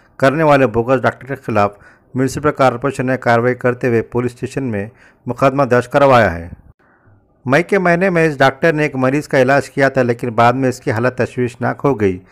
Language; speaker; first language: Urdu; native; Urdu